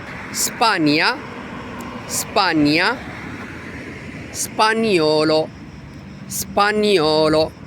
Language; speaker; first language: Italian; non-native, fluent; Arabic